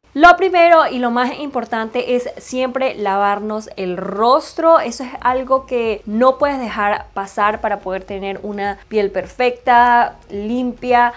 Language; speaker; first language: Spanish; non-native, fluent; Chinese